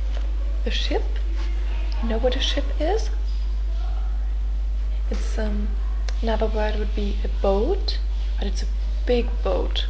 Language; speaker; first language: English; non-native, fluent; German